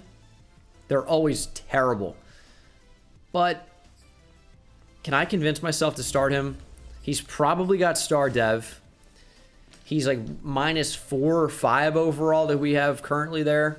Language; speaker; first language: English; native; English